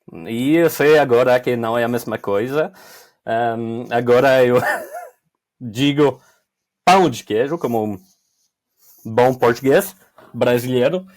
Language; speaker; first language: Portuguese; non-native, learner; French